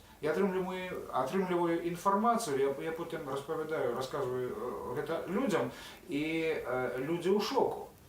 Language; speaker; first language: Belarusian; native; Belarusian